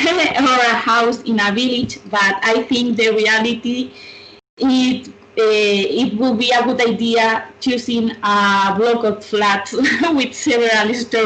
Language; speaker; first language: English; non-native, learner; Spanish